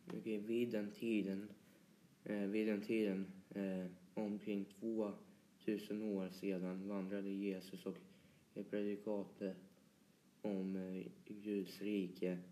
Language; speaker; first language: Swedish; early bilingual, other home language; Polish